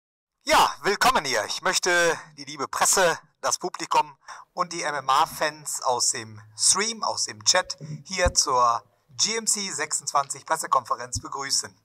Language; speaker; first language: German; native; German